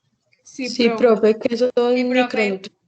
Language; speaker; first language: Spanish; native; Spanish